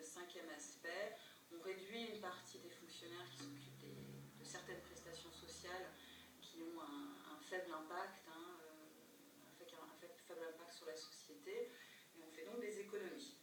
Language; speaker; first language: French; native; French